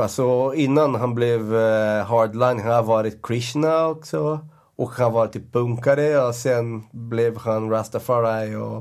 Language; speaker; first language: Swedish; non-native, fluent; Portuguese